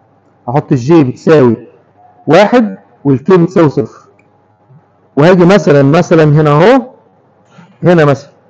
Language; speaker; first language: Arabic; native; Arabic